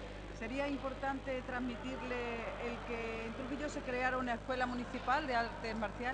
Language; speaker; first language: Spanish; native; Spanish